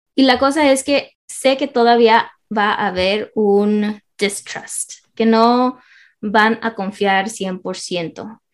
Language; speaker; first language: Spanish; early bilingual, heritage; Spanish